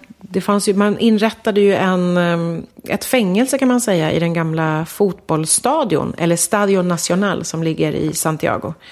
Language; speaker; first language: Swedish; early bilingual, other home language; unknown